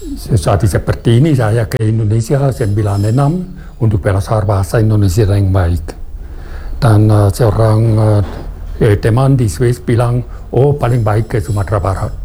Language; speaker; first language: Indonesian; non-native, fluent; German